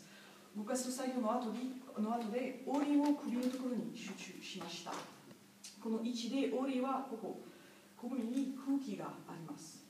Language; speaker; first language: Japanese; non-native, learner; French